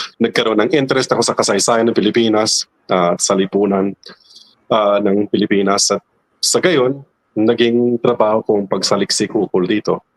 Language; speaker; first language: Filipino; early bilingual, other home language; English